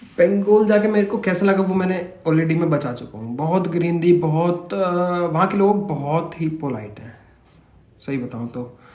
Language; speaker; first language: Hindi; native; Hindi